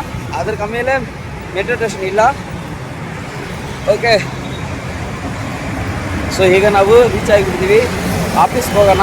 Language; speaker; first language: Kannada; non-native, local second language; Tamil